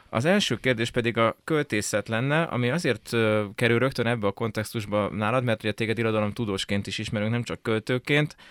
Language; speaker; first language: Hungarian; native; Hungarian